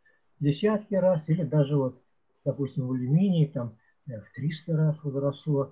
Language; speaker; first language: Russian; native; Russian